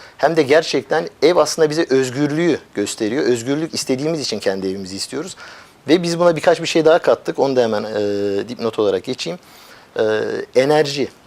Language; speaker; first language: Turkish; early bilingual, heritage; Turkish